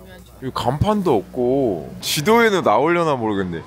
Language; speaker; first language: Korean; native; Korean